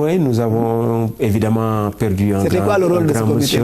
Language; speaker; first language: French; non-native, local second language; Wolof